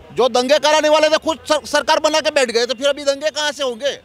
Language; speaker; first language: Hindi; non-native, local second language; Gujarati